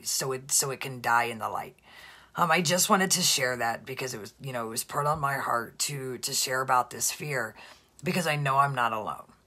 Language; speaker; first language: English; native; English